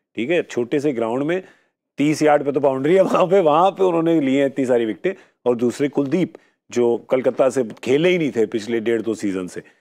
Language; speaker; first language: Hindi; native; Hindi